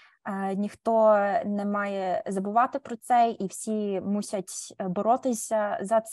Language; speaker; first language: Ukrainian; early bilingual, heritage; Ukrainian